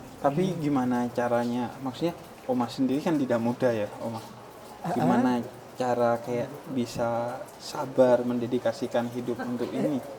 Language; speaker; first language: Indonesian; native; Indonesian